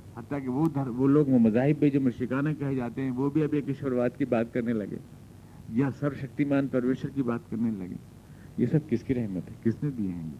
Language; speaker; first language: Urdu; native; Urdu